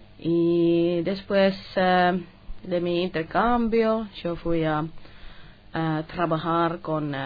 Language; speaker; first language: Spanish; non-native, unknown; Finnish